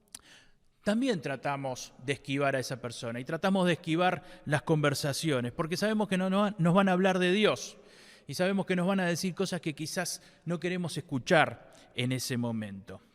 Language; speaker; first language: Spanish; native; Spanish